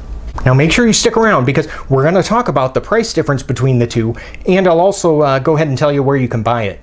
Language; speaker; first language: English; native; English